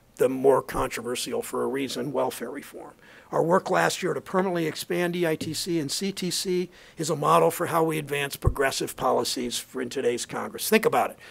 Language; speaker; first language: English; native; English